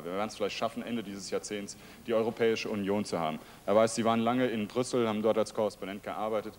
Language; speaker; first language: German; native; German